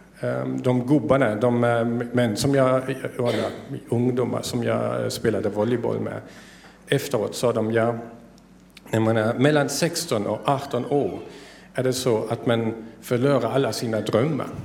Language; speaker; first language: Swedish; non-native, fluent; German